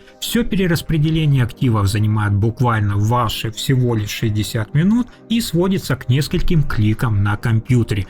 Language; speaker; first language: Russian; native; Russian